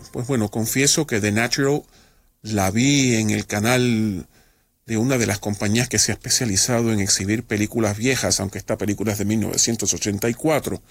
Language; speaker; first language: Spanish; native; Spanish